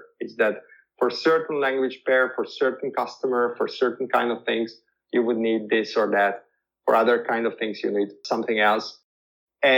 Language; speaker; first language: English; non-native, fluent; Hungarian